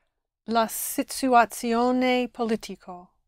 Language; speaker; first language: Italian; non-native, learner; English